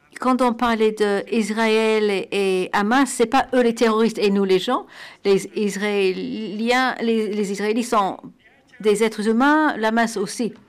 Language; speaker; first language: French; non-native, fluent; Portuguese